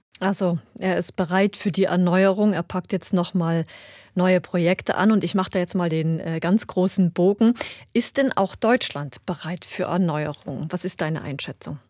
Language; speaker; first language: German; native; German